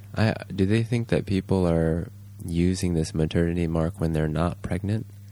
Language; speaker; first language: English; native; English